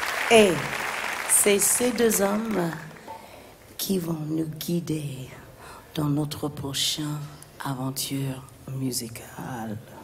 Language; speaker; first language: French; non-native, fluent; English